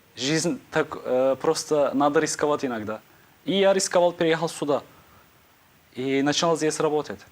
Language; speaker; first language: Ukrainian; non-native, learner; Turkish